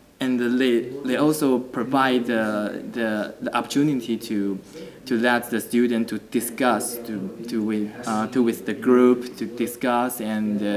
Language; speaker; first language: English; non-native, learner; Chinese